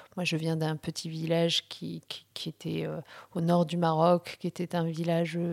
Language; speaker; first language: French; early bilingual, other home language; Riffian